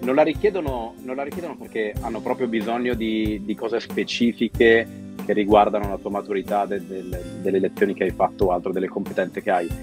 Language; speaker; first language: Italian; early bilingual, other home language; Arabic